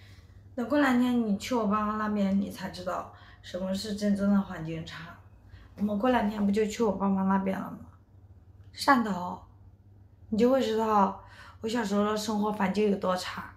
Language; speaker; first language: Chinese; native; Chinese